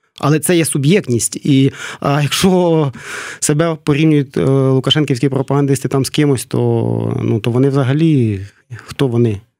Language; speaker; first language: Ukrainian; native; Ukrainian